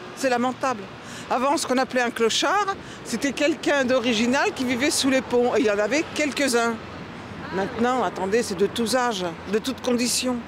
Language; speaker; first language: French; native; French